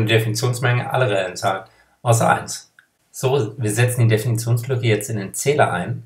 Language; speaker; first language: German; native; German